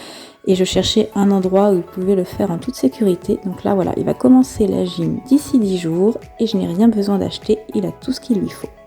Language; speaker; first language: French; native; French